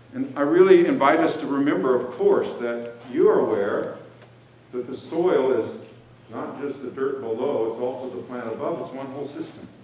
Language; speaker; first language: English; native; English